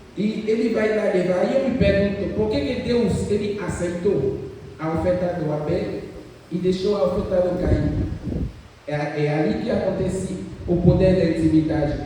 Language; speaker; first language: Portuguese; non-native, fluent; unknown